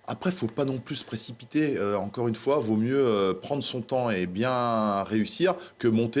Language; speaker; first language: French; native; French